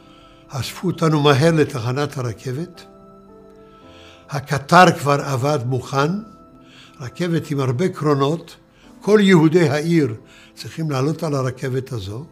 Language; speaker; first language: Hebrew; early bilingual, other home language; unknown